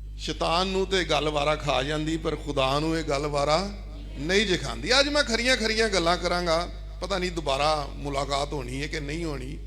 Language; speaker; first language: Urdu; non-native, local second language; Punjabi